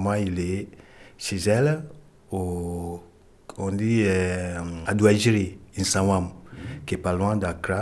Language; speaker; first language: French; non-native, fluent; Ewe